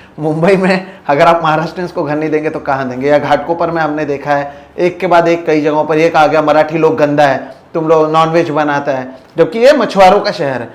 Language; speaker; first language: Hindi; native; Hindi